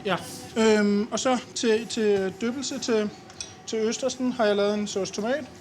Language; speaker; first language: Danish; native; Danish